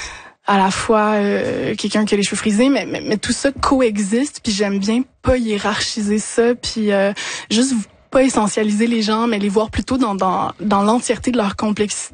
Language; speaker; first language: French; native; French